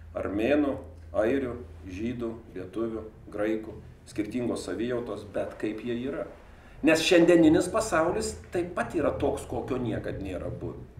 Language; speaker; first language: Lithuanian; native; Lithuanian